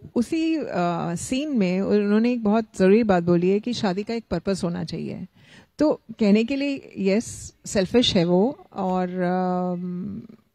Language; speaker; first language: Hindi; native; Hindi